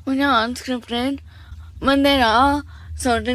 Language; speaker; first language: English; non-native, local second language; Bangla